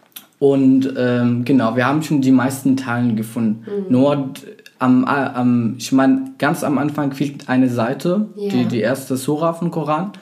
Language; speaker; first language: German; non-native, fluent; Arabic